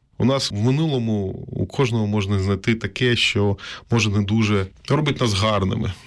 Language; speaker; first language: Ukrainian; non-native, local second language; Russian